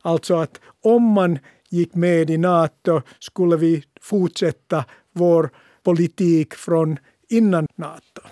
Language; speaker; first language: Swedish; non-native, local second language; Finnish